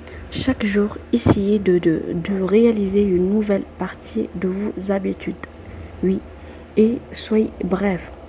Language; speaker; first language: French; non-native, local second language; Arabic